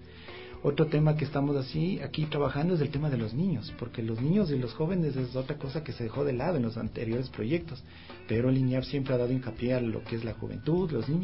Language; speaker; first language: Spanish; native; Spanish